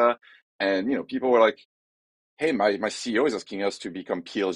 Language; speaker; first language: English; non-native, fluent; French